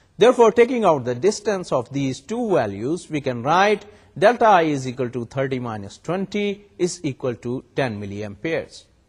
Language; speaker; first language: English; non-native, local second language; Urdu